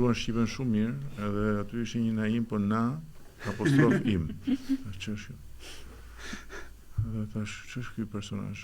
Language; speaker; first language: Albanian; native; Albanian